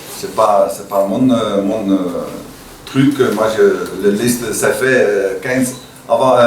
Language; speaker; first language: French; non-native, learner; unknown